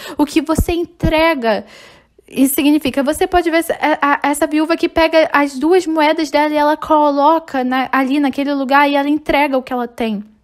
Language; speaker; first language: Portuguese; non-native, fluent; English